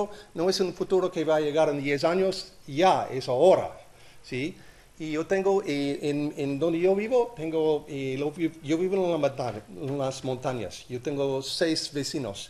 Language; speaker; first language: Spanish; non-native, learner; English